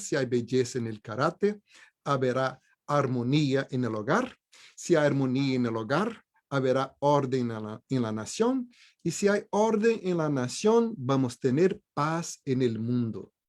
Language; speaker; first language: Spanish; non-native, fluent; Portuguese